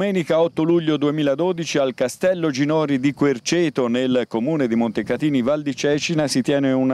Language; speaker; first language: Italian; native; Italian